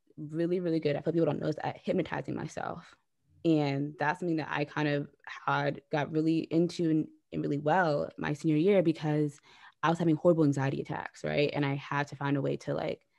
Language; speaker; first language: English; native; English